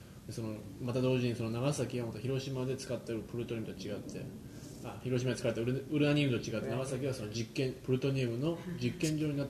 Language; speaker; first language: Japanese; native; Japanese